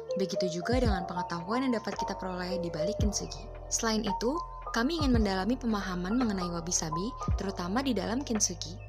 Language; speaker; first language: Indonesian; native; Indonesian